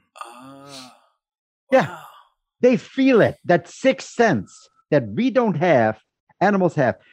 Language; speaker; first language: English; non-native, fluent; Dutch